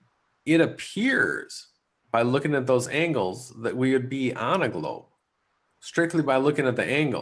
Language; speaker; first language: English; native; English